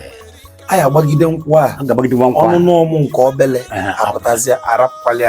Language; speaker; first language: Igbo; native; Igbo